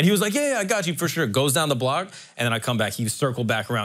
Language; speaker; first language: English; native; English